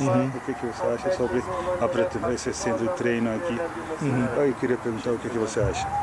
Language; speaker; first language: Portuguese; non-native, learner; Turkish